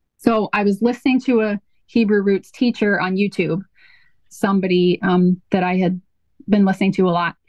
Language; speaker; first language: English; native; English